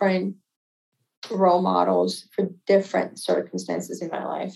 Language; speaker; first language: English; non-native, fluent; Portuguese